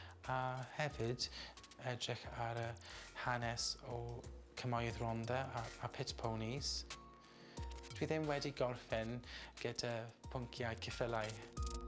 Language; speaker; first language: Welsh; non-native, learner; English